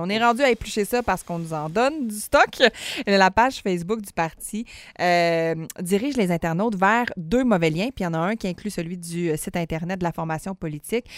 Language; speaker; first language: French; native; French